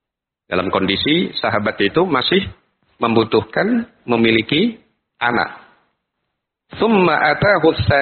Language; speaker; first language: Indonesian; native; Indonesian